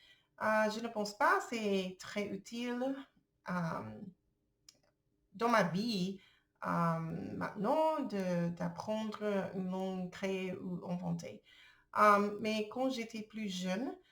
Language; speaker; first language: French; non-native, learner; English